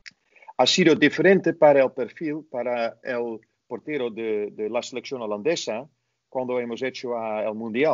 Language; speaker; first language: Spanish; non-native, fluent; Dutch